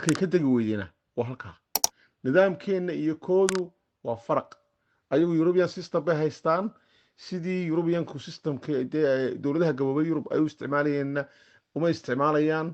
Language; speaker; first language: Somali; native; Somali